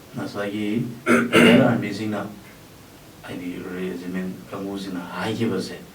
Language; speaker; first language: Manipuri; native; Manipuri